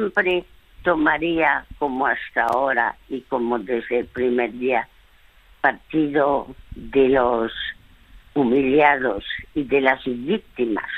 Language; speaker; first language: Spanish; early bilingual, other home language; French